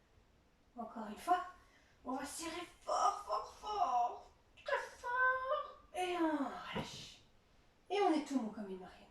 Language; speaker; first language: French; native; French